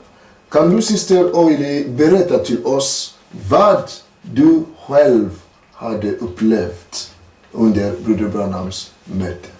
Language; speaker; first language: Swedish; non-native, learner; French